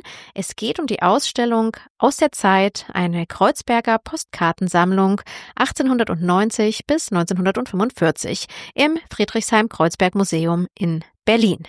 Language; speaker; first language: German; native; German